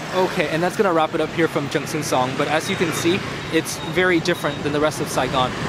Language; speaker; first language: English; early bilingual, other home language; Vietnamese